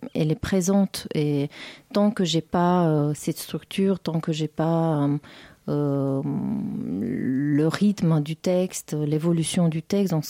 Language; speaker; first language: French; non-native, fluent; Romanian